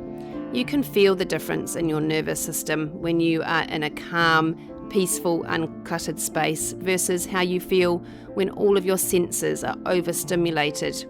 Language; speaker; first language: English; native; English